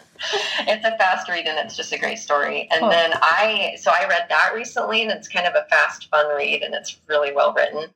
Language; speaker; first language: English; native; English